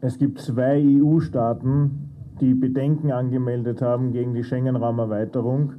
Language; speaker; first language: German; native; German